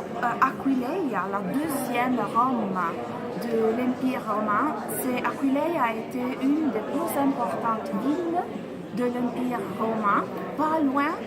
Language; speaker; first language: French; non-native, fluent; Italian